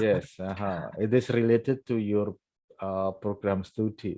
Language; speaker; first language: English; non-native, fluent; Indonesian